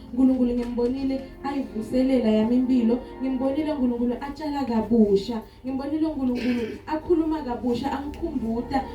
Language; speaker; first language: Zulu; non-native, local second language; Swati